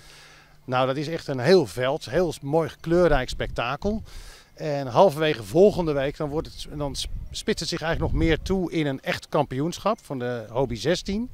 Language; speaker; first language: Dutch; native; Dutch